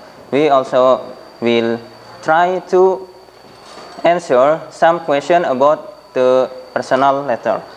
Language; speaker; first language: English; non-native, fluent; Indonesian